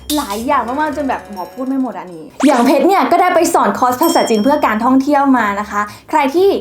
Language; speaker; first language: Thai; native; Thai